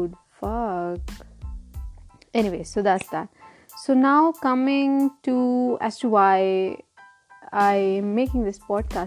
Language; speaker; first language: English; non-native, local second language; Hindi